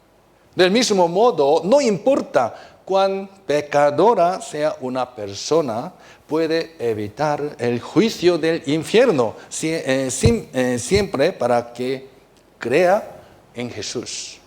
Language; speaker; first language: Spanish; non-native, fluent; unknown